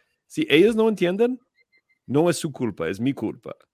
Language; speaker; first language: Spanish; non-native, fluent; English